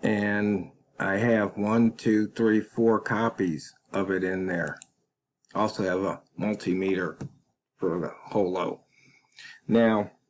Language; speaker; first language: English; native; English